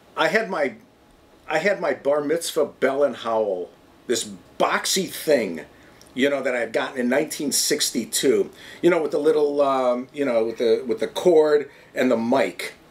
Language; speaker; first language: English; native; English